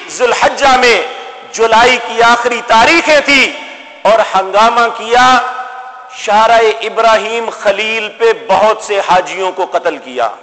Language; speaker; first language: Urdu; non-native, local second language; Punjabi